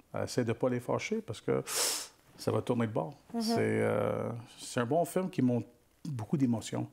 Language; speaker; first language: French; native; French